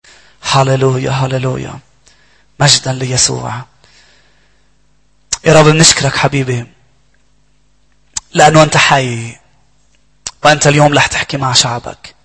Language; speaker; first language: Arabic; native; Arabic